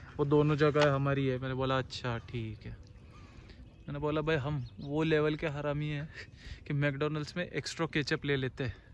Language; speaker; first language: Hindi; non-native, local second language; Marathi